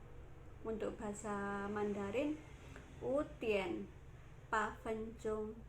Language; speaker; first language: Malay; non-native, local second language; Javanese